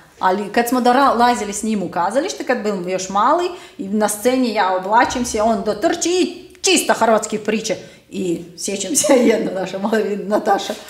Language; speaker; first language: Croatian; non-native, fluent; Russian